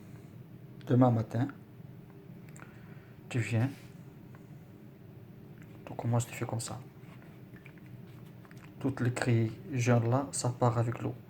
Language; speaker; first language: French; non-native, learner; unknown